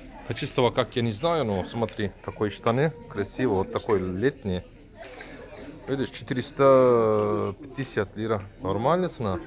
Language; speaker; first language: Russian; non-native, learner; Turkish